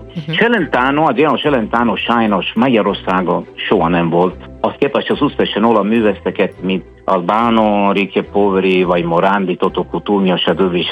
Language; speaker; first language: Hungarian; non-native, fluent; Italian